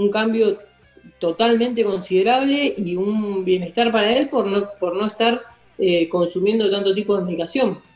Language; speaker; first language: Spanish; native; Spanish